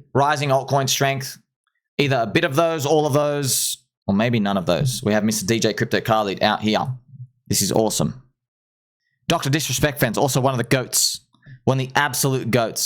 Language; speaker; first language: English; native; English